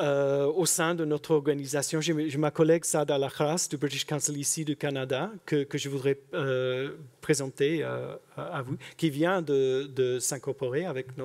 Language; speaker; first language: French; non-native, fluent; English